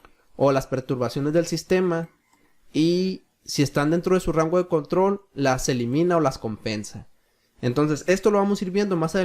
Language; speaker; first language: Spanish; native; Spanish